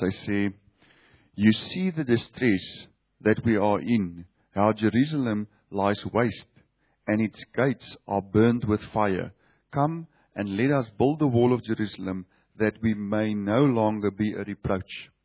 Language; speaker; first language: English; non-native, local second language; Afrikaans